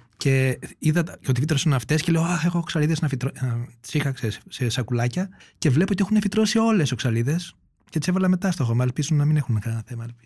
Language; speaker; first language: Greek; native; Greek